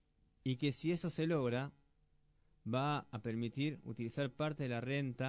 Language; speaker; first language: Spanish; native; Spanish